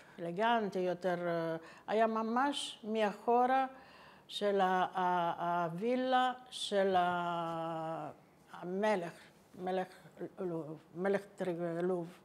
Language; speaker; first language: Hebrew; non-native, fluent; Italian